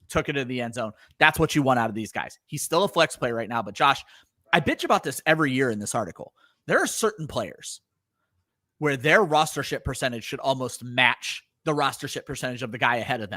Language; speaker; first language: English; native; English